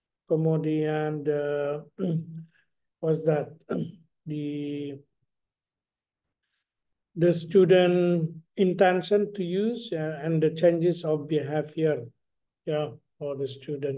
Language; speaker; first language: English; non-native, fluent; Indonesian